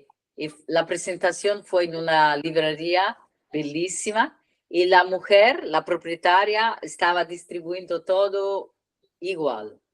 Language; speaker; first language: Spanish; non-native, learner; Italian